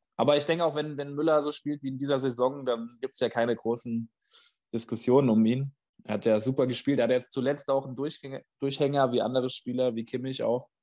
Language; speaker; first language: German; native; German